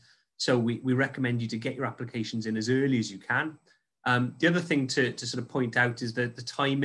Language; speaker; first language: English; native; English